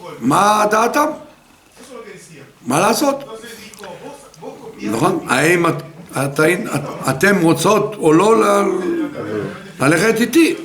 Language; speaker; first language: Hebrew; non-native, fluent; French